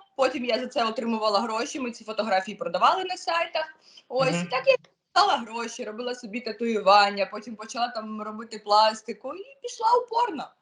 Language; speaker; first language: Ukrainian; non-native, local second language; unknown